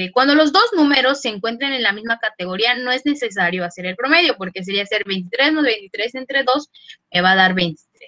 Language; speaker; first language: Spanish; native; Spanish